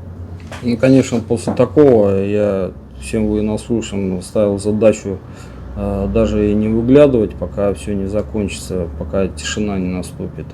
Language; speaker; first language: Russian; native; Russian